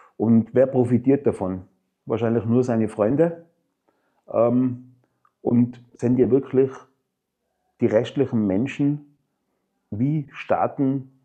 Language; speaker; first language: German; native; German